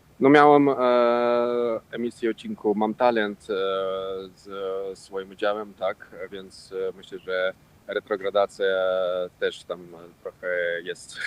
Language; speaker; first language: Polish; non-native, local second language; Russian